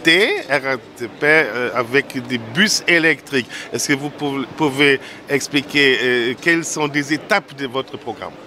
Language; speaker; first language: French; non-native, fluent; German